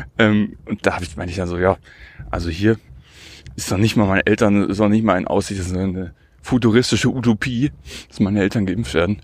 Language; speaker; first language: German; native; German